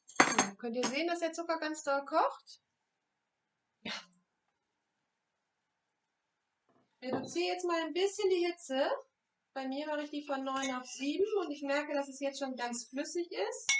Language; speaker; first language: German; non-native, fluent; French